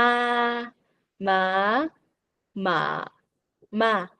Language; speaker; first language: Chinese; non-native, learner; Vietnamese